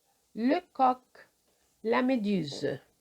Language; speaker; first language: French; non-native, fluent; Spanish